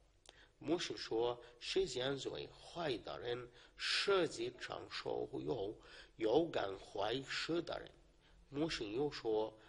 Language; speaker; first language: Chinese; non-native, learner; Arabic